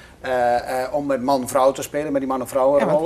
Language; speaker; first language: Dutch; native; Dutch